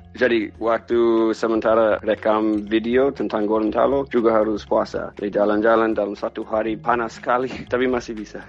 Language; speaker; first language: Indonesian; non-native, fluent; English